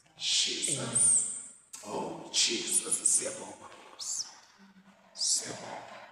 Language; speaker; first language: Zulu; non-native, local second language; Swati